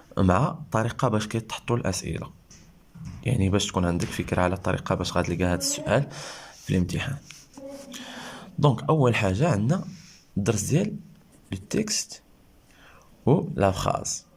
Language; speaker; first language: Arabic; native; Arabic